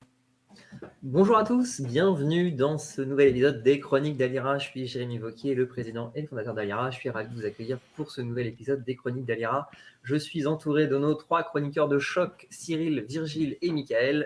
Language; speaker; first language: French; native; French